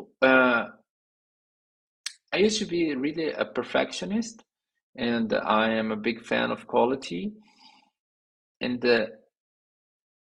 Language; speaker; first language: English; non-native, fluent; Portuguese